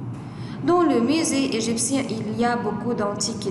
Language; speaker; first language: French; non-native, fluent; Arabic